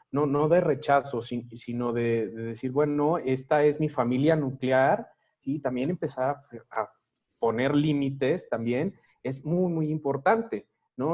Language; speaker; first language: Spanish; native; Spanish